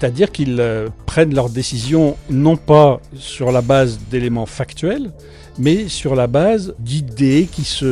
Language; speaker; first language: French; native; French